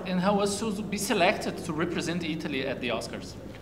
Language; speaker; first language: English; non-native, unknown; Portuguese